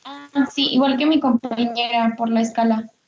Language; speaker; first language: Spanish; native; Spanish